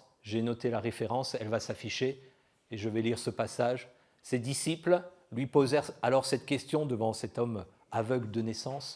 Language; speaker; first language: French; native; French